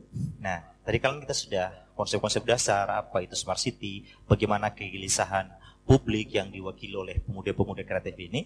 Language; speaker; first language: Indonesian; native; Indonesian